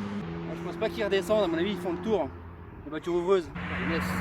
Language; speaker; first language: French; native; French